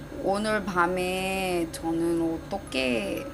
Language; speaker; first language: Korean; non-native, learner; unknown